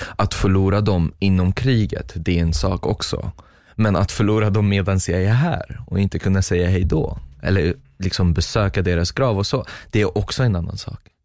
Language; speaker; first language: Swedish; non-native, fluent; Arabic